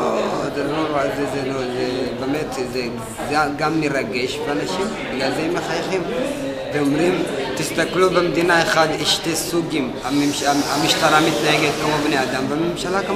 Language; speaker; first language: Hebrew; non-native, fluent; Tigrinya